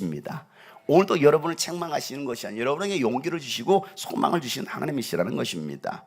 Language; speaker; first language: Korean; native; Korean